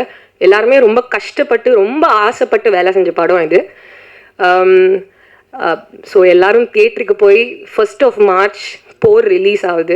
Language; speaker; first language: Tamil; native; Tamil